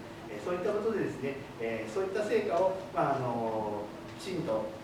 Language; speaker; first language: Japanese; native; Japanese